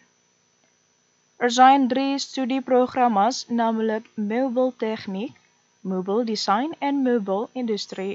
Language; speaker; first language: Dutch; non-native, fluent; Indonesian